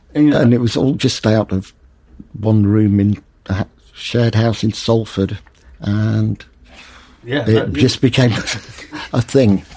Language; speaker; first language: English; native; English